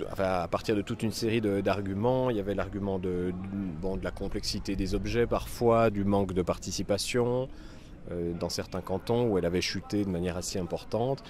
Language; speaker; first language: French; native; French